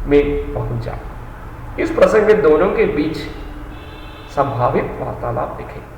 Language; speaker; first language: Hindi; non-native, local second language; Malayalam